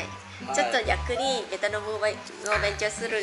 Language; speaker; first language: Japanese; non-native, fluent; Vietnamese